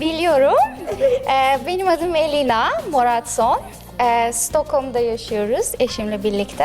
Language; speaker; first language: Turkish; non-native, fluent; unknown